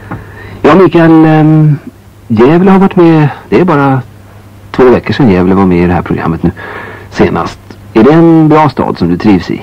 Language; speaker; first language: Swedish; native; Swedish